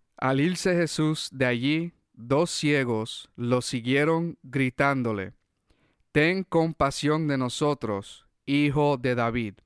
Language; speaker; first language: Spanish; early bilingual, heritage; Spanish